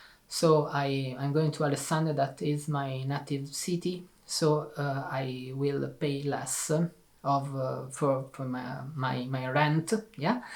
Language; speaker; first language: English; non-native, learner; Italian